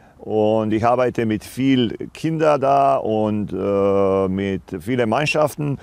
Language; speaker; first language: German; non-native, fluent; Croatian